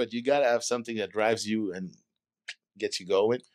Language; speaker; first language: English; non-native, fluent; French